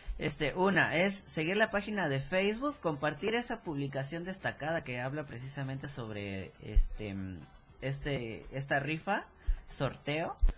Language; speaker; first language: Spanish; native; Spanish